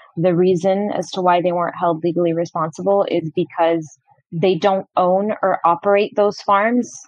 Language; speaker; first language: English; non-native, fluent; Arabic